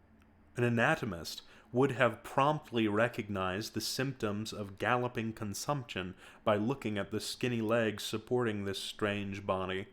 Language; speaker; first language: English; native; English